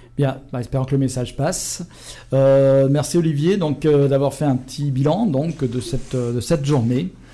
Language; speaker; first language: French; native; French